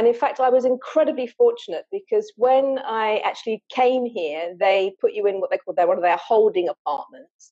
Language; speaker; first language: English; native; English